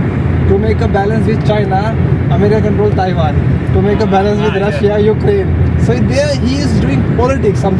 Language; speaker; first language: English; non-native, local second language; Hindi